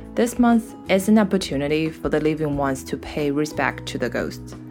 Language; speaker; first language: English; non-native, fluent; Chinese